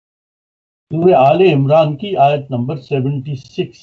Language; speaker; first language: Urdu; native; Urdu